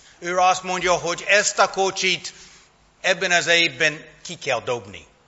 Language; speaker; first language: Hungarian; non-native, fluent; English